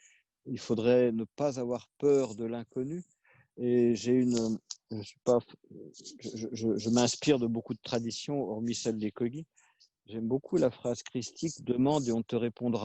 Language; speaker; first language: French; native; French